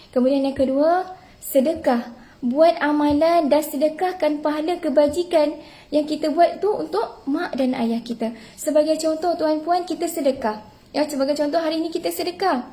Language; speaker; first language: Malay; native; Malay